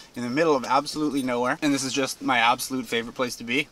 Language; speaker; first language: English; native; English